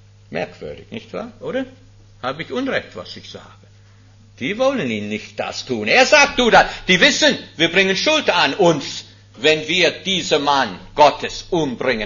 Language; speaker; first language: German; non-native, fluent; English